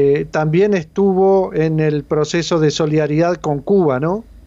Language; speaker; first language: Spanish; native; Spanish